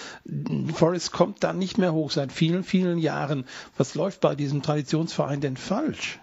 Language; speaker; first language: German; native; German